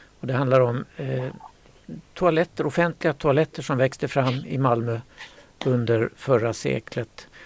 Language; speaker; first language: Swedish; native; Swedish